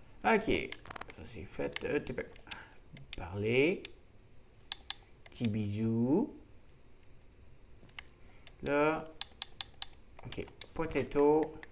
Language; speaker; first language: French; native; French